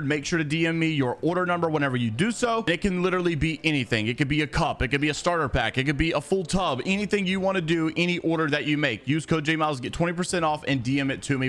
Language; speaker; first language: English; native; English